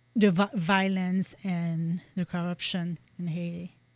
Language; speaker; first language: English; non-native, fluent; French